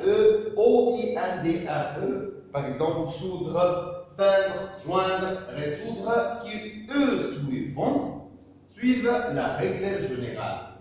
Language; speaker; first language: French; non-native, fluent; Arabic